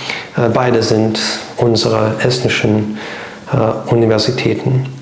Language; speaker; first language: German; non-native, fluent; Russian